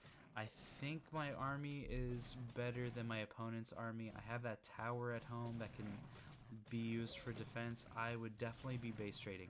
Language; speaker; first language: English; native; English